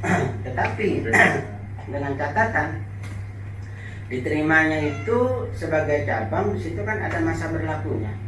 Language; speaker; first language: Indonesian; native; Indonesian